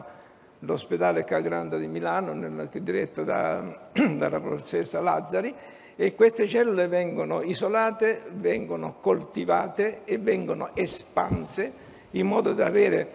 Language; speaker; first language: Italian; native; Italian